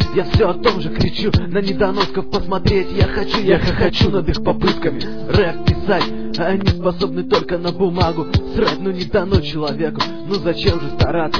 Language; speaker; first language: Russian; native; Russian